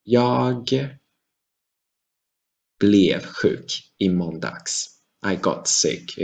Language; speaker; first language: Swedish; non-native, fluent; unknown